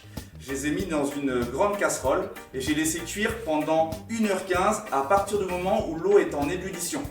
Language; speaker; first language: French; native; French